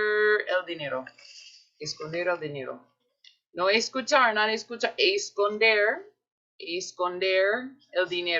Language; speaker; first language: Spanish; non-native, fluent; English